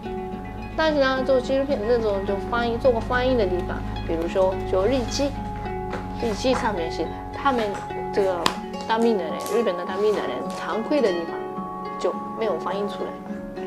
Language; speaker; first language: Chinese; non-native, learner; Japanese